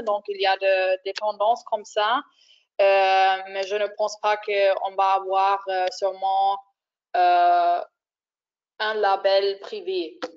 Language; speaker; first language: French; non-native, fluent; German